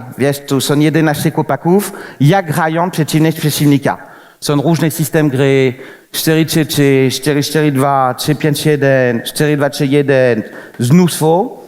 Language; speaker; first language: Polish; non-native, fluent; French